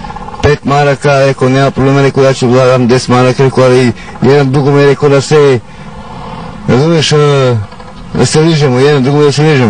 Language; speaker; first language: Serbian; non-native, local second language; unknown